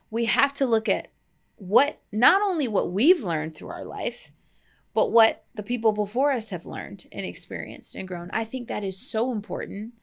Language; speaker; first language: English; native; English